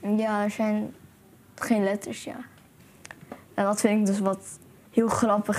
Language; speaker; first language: Dutch; early bilingual, other home language; Chinese